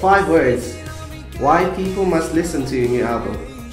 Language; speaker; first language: English; non-native, fluent; Indonesian